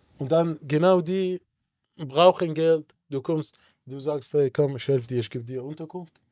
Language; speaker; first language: German; non-native, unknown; Arabic